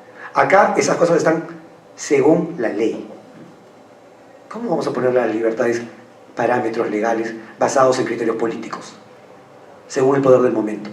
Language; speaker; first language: Spanish; native; Spanish